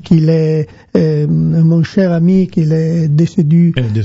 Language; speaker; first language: French; non-native, learner; Italian